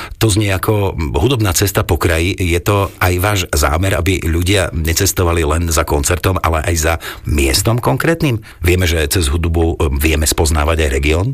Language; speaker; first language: Slovak; native; Slovak